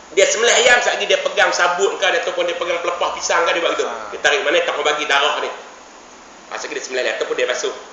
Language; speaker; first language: Malay; native; Malay